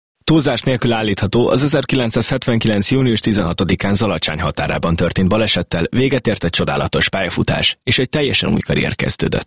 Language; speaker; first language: Hungarian; native; Hungarian